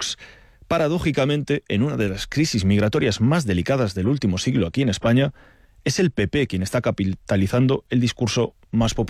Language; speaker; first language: Spanish; native; Spanish